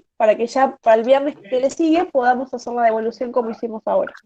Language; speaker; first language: Spanish; native; Spanish